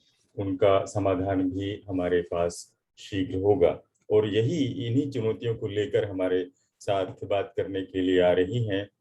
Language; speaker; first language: Hindi; native; Hindi